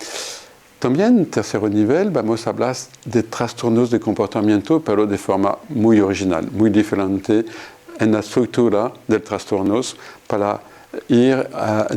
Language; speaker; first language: Spanish; non-native, fluent; French